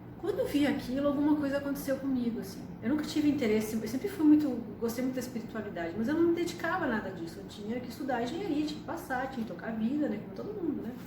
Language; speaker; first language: Portuguese; early bilingual, other home language; Spanish